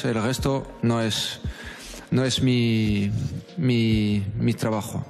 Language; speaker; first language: Spanish; non-native, fluent; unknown